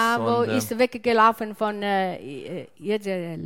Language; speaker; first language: German; non-native, learner; Italian